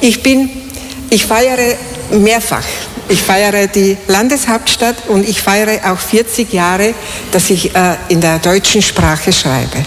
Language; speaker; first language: German; non-native, fluent; Slovak